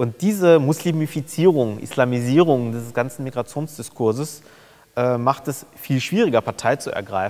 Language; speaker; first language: German; early bilingual, other home language; Turkish